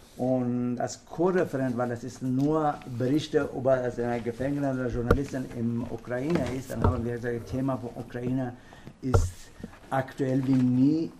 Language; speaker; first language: German; non-native, learner; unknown